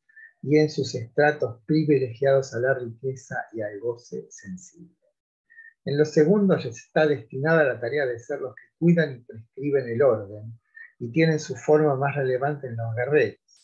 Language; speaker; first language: Spanish; native; Spanish